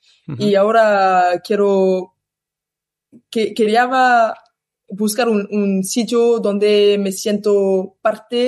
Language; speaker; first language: Spanish; non-native, learner; French